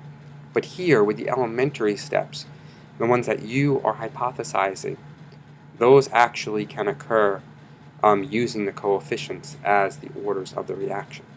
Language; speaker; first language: English; native; English